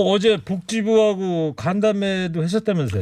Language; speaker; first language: Korean; native; Korean